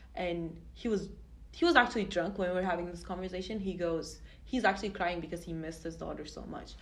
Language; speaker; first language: English; non-native, fluent; Turkish